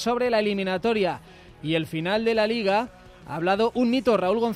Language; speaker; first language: Spanish; native; Spanish